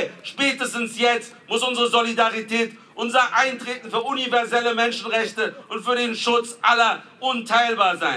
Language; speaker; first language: German; native; German